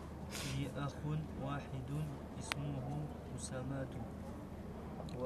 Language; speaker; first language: Arabic; non-native, learner; French